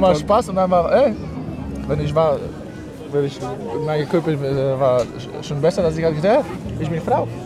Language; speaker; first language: German; non-native, learner; Polish